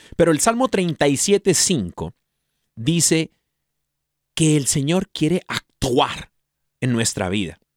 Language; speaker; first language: Spanish; early bilingual, heritage; Spanish